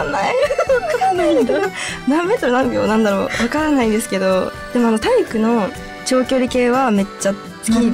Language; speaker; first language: Japanese; native; Japanese